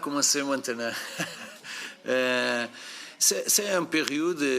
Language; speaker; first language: French; non-native, fluent; Portuguese